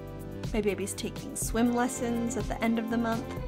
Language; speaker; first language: English; native; English